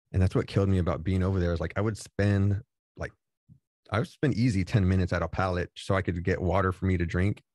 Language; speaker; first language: English; native; English